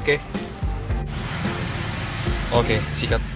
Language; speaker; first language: Indonesian; native; Indonesian